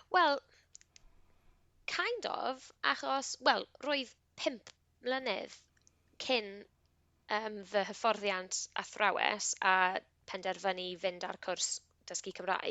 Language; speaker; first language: Welsh; non-native, local second language; English